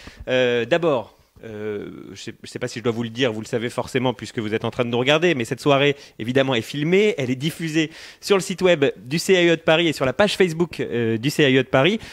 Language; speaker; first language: French; native; French